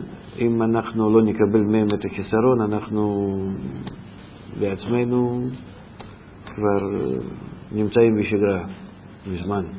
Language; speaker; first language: Hebrew; non-native, fluent; Russian